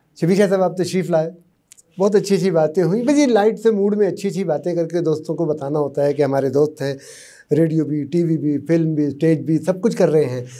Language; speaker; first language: Urdu; non-native, local second language; Punjabi